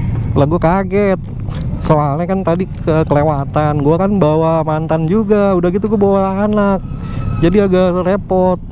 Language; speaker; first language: Indonesian; native; Indonesian